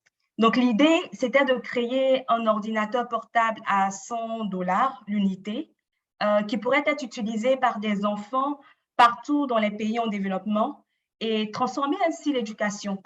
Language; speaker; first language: French; native; French